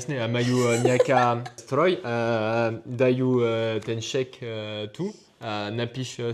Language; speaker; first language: Slovak; non-native, learner; French